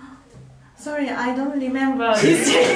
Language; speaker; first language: English; non-native, learner; Japanese